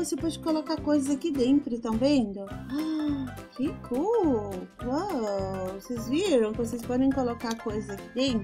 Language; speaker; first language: Portuguese; non-native, fluent; Spanish